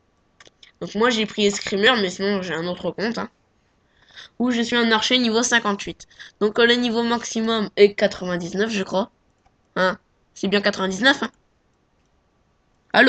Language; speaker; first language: French; native; French